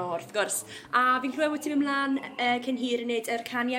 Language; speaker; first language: Welsh; native; Welsh